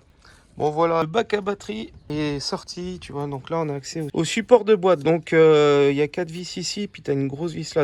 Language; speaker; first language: French; native; French